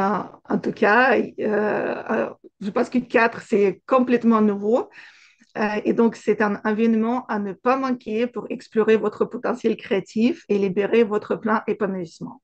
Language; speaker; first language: French; non-native, fluent; Russian